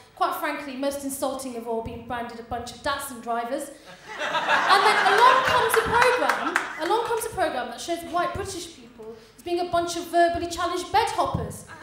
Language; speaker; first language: English; native; English